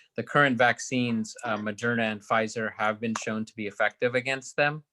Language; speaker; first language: English; native; English